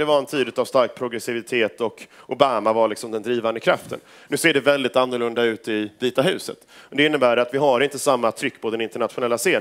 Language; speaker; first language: Swedish; native; Swedish